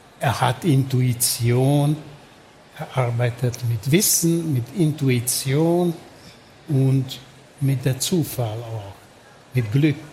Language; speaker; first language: German; non-native, fluent; Hungarian